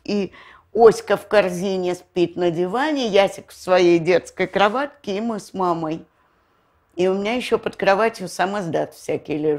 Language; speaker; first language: Russian; native; Russian